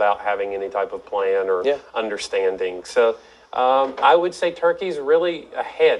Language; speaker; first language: English; native; English